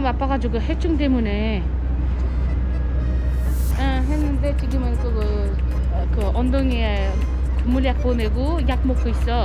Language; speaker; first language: Korean; native; Korean